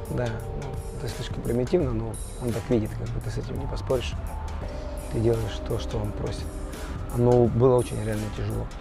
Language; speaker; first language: Russian; non-native, fluent; Georgian